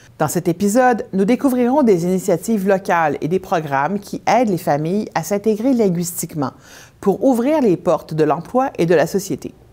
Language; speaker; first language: French; native; French